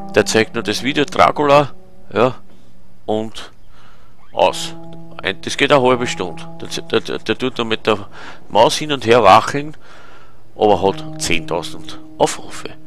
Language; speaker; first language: German; native; German